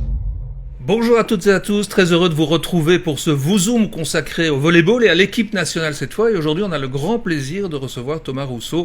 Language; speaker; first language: French; native; French